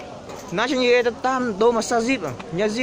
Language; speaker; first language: Russian; non-native, learner; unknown